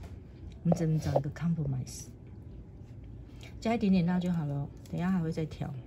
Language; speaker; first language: Chinese; native; Chinese